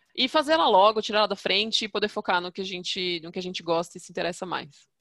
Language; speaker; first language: Portuguese; native; Portuguese